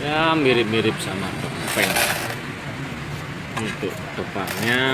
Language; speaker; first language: Indonesian; non-native, local second language; Javanese